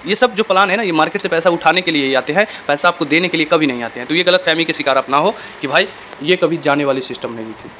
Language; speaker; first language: Hindi; native; Hindi